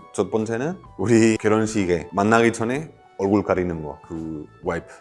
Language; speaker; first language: Korean; non-native, fluent; Spanish